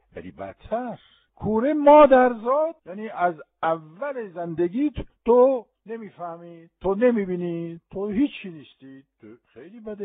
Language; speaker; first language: Persian; non-native, fluent; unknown